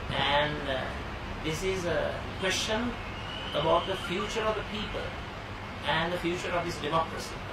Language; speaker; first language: English; non-native, local second language; Sinhala